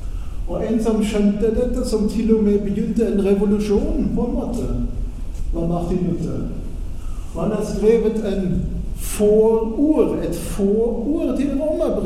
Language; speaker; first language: Norwegian; non-native, fluent; German